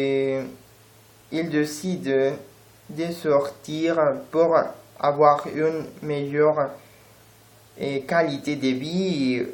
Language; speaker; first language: French; non-native, learner; Spanish